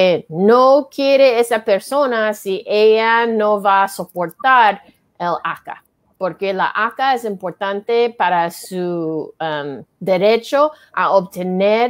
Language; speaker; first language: Spanish; non-native, learner; English